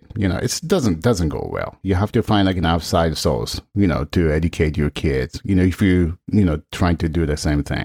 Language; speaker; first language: English; non-native, fluent; Japanese